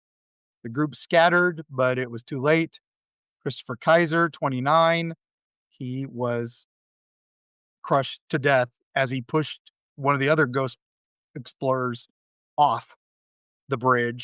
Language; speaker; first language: English; native; English